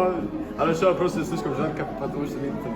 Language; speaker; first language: Russian; non-native, learner; English